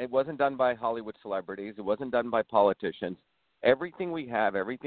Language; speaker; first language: English; early bilingual, other home language; Tamil